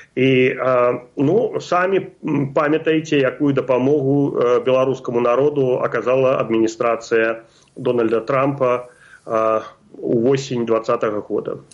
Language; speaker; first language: Belarusian; non-native, local second language; Russian